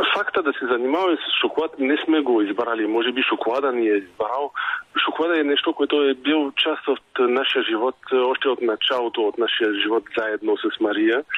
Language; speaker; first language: Bulgarian; non-native, fluent; French